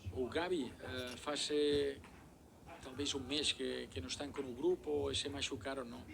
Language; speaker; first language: Portuguese; non-native, learner; Spanish